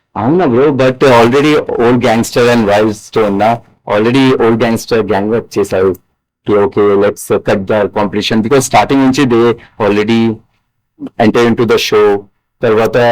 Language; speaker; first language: Telugu; non-native, learner; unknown